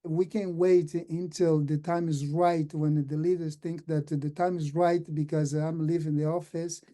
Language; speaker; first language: English; non-native, fluent; Portuguese